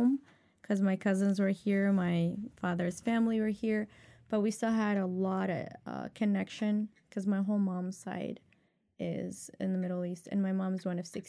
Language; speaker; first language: English; non-native, fluent; Arabic